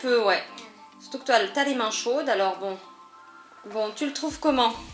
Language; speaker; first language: French; native; French